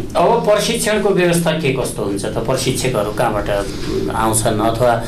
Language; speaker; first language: Nepali; native; Nepali